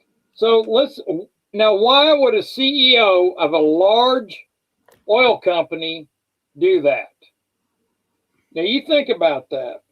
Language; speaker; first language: English; native; English